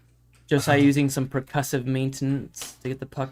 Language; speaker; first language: English; native; English